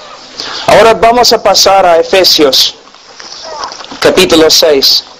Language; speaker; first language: Spanish; non-native, fluent; English